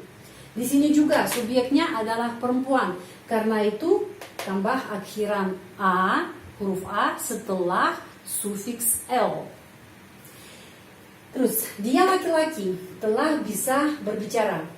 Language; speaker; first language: Indonesian; non-native, fluent; Russian